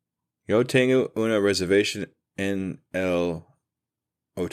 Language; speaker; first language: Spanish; non-native, learner; English